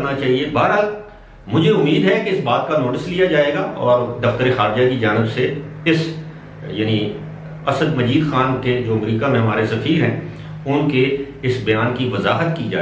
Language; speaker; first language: Urdu; native; Urdu